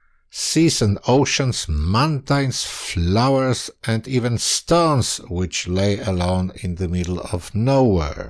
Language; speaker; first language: English; non-native, fluent; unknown